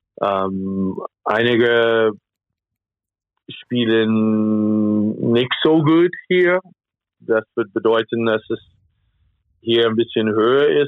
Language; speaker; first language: German; non-native, fluent; English